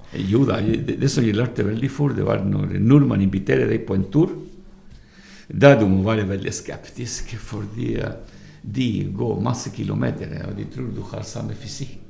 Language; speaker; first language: Norwegian; non-native, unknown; Spanish